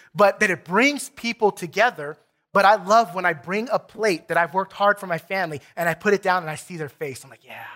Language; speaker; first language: English; native; English